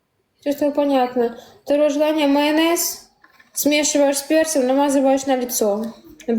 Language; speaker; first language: Russian; non-native, learner; Turkmen